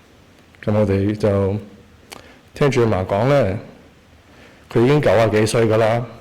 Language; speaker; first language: Cantonese; early bilingual, heritage; Cantonese